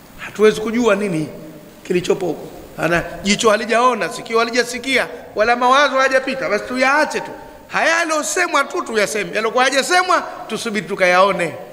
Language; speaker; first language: Swahili; native; Swahili